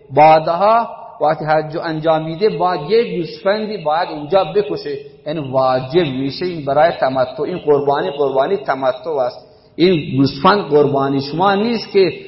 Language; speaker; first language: Persian; non-native, local second language; Baluchi